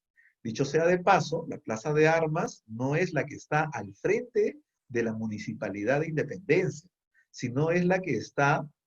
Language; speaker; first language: Spanish; native; Spanish